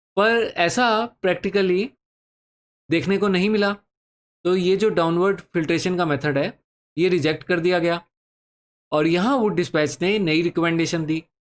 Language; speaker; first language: Hindi; native; Hindi